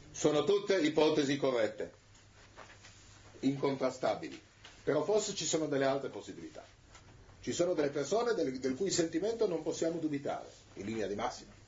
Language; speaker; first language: Italian; native; Italian